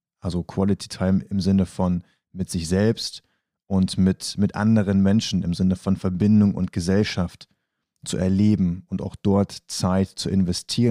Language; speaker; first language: German; native; German